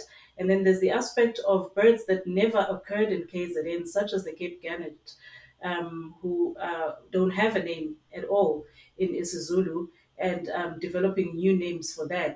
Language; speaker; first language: English; non-native, local second language; Zulu